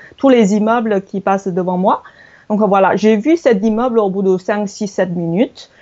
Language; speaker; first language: French; non-native, fluent; Chinese